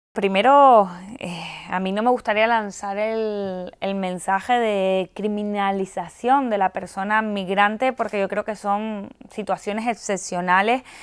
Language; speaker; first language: Spanish; native; Spanish